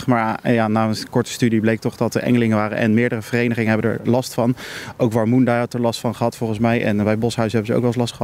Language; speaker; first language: Dutch; native; Dutch